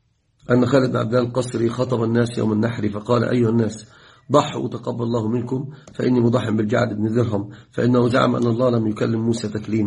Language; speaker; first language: Arabic; native; Arabic